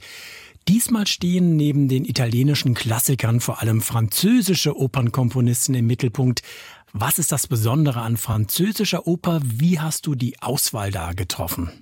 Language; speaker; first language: German; native; German